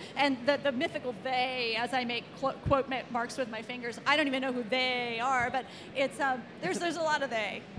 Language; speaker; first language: English; native; English